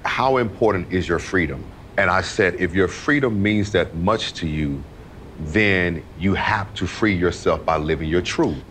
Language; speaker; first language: English; native; English